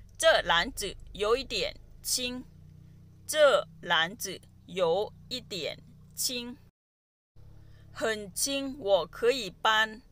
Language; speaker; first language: Chinese; non-native, fluent; Thai